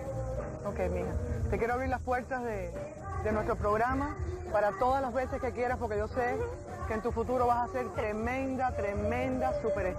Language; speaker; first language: Spanish; native; Spanish